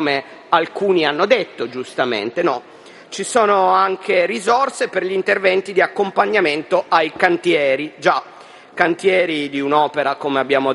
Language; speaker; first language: Italian; native; Italian